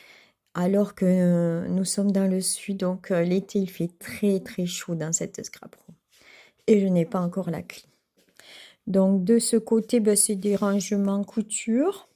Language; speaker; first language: French; native; French